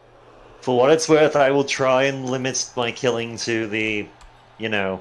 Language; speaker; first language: English; native; English